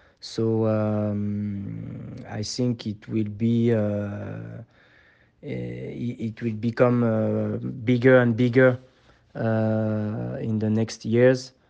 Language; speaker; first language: English; non-native, fluent; French